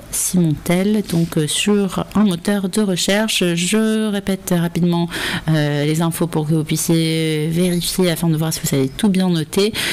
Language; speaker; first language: French; native; French